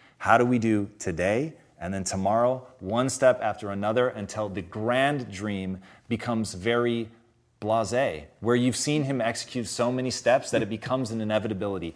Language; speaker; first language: English; native; English